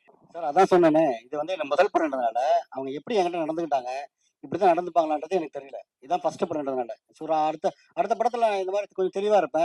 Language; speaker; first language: Tamil; native; Tamil